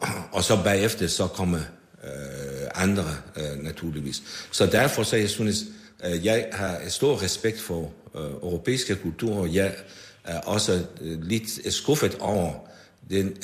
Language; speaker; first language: Danish; non-native, fluent; Persian